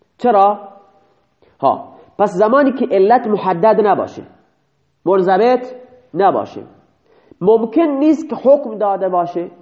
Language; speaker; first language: Persian; native; Persian